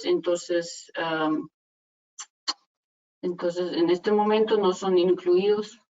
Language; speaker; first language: Spanish; non-native, fluent; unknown